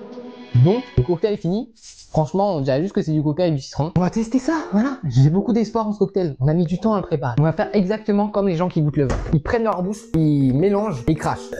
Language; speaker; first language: French; native; French